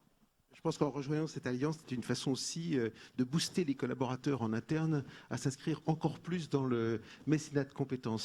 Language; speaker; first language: French; native; French